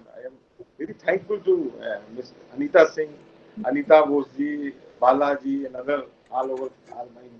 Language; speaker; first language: English; non-native, local second language; Hindi